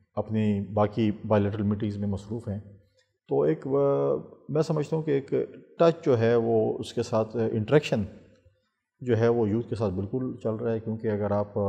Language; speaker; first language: Urdu; non-native, local second language; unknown